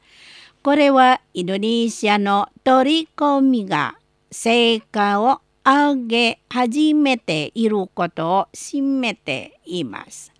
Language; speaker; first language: Japanese; non-native, learner; Indonesian